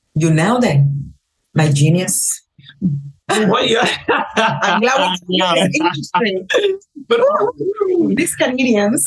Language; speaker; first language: English; non-native, fluent; Spanish